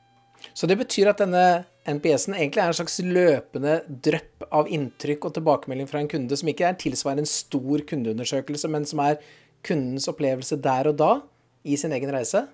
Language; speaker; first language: Norwegian; native; Norwegian